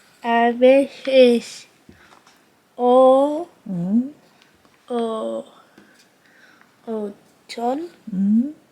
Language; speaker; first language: Korean; early bilingual, heritage; Spanish